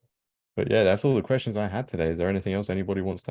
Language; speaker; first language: English; native; English